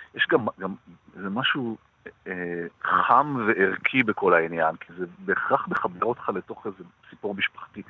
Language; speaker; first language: Hebrew; native; Hebrew